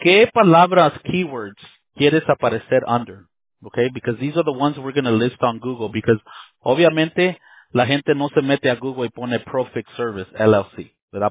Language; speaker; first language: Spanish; early bilingual, heritage; Spanish